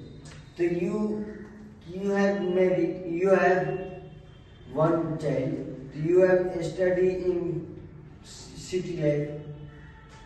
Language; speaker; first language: English; non-native, learner; Hindi